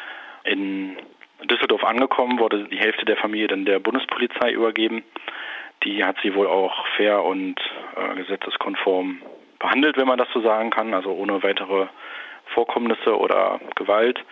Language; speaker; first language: German; native; German